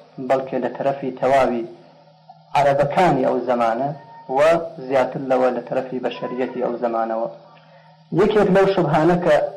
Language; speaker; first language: Central Kurdish; native; Central Kurdish